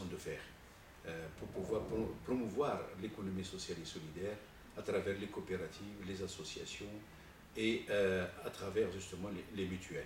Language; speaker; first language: French; non-native, local second language; Arabic